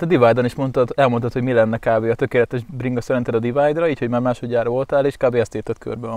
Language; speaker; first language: Hungarian; native; Hungarian